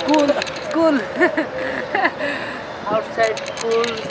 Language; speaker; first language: English; non-native, learner; Nepali